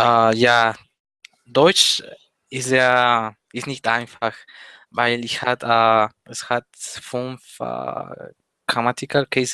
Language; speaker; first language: German; non-native, learner; Spanish